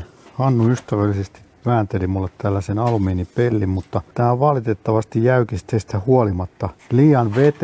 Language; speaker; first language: Finnish; native; Finnish